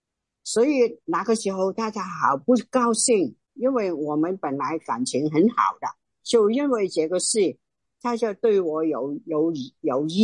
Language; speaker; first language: Chinese; non-native, local second language; Cantonese